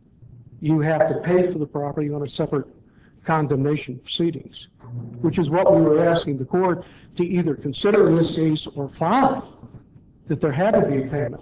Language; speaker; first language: English; native; English